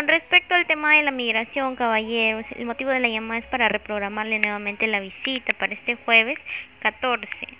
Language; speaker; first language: Spanish; native; Spanish